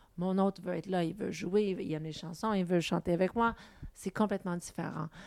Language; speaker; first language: French; non-native, local second language; English